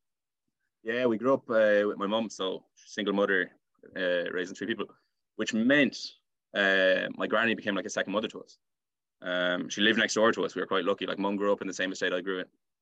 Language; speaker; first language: English; native; English